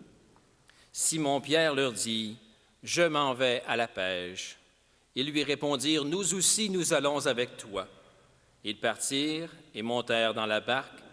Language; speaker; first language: French; native; French